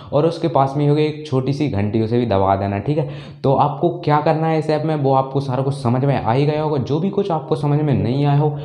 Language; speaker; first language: Hindi; native; Hindi